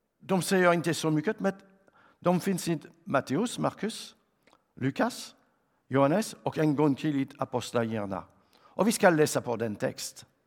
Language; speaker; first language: Swedish; non-native, fluent; French